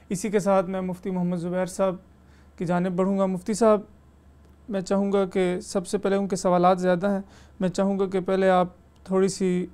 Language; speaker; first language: Urdu; native; Urdu